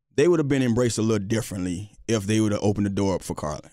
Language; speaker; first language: English; native; English